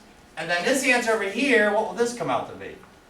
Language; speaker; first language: English; native; English